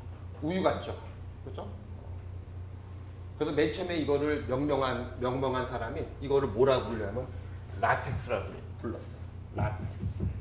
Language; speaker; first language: Korean; native; Korean